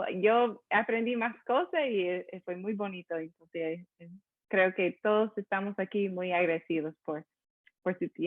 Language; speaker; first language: Spanish; non-native, fluent; English